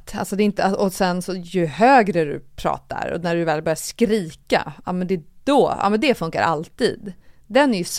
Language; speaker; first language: Swedish; native; Swedish